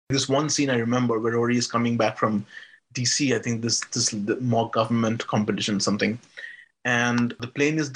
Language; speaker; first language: English; non-native, local second language; Bangla